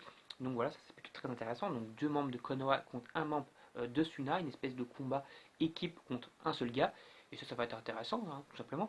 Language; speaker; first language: French; native; French